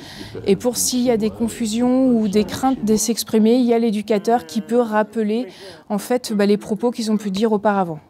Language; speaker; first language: French; native; French